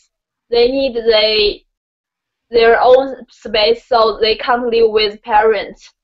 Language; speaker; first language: English; non-native, learner; Chinese